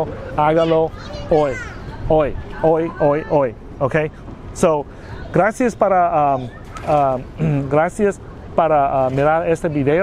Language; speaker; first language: Spanish; non-native, learner; Vietnamese